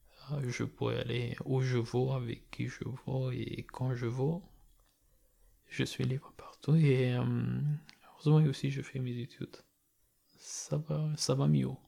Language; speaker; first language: French; non-native, learner; Persian